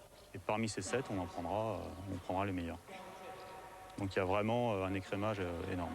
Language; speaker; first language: French; native; French